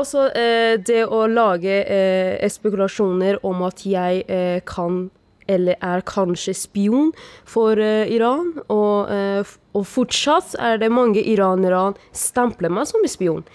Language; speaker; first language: Norwegian; non-native, fluent; Persian